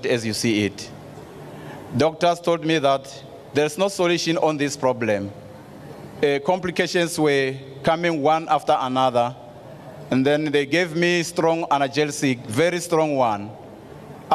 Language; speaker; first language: English; non-native, local second language; Tsonga